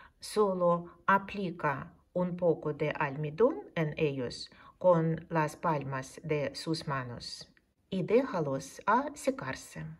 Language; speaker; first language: Spanish; non-native, fluent; Russian